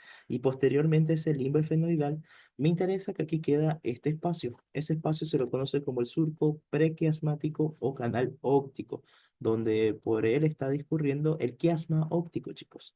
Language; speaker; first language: Spanish; native; Spanish